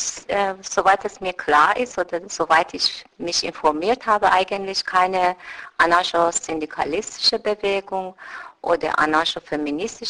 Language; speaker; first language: German; non-native, fluent; Persian